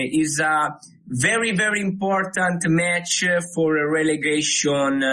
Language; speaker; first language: English; non-native, learner; Italian